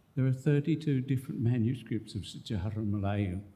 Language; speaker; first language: English; native; English